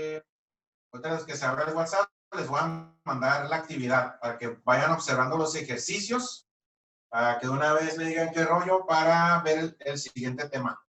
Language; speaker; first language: Spanish; native; Spanish